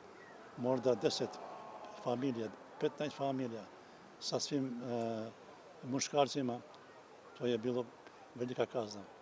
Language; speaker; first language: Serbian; non-native, local second language; Albanian